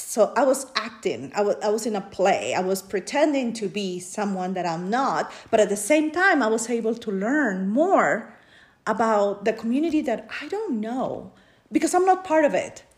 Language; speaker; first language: English; non-native, fluent; Spanish